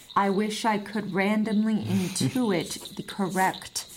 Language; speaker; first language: English; native; English